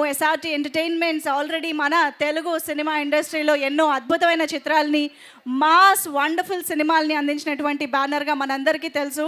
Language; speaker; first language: Telugu; native; Telugu